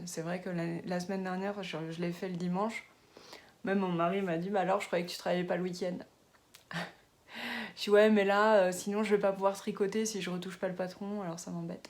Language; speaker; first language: French; native; French